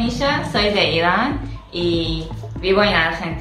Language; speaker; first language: Spanish; non-native, learner; Persian